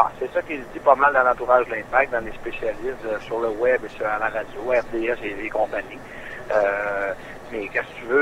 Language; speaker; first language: French; native; French